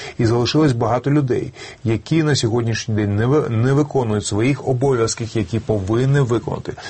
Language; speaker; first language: Ukrainian; non-native, local second language; Russian